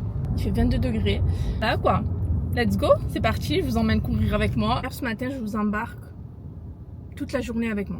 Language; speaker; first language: French; native; French